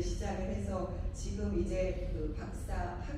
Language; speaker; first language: Korean; native; Korean